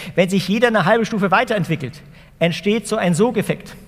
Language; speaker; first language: German; native; German